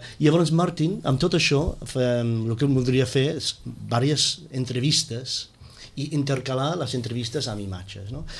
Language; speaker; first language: Catalan; non-native, fluent; English